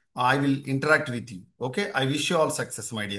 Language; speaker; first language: English; non-native, local second language; Telugu